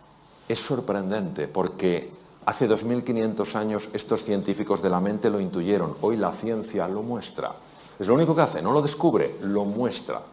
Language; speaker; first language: Spanish; native; Spanish